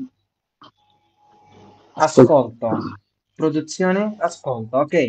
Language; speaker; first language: Italian; non-native, fluent; Bangla